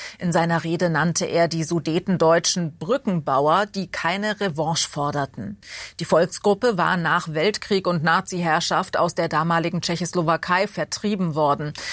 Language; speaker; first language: German; native; German